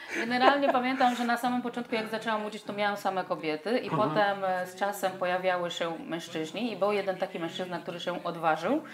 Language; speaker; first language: Polish; non-native, fluent; Portuguese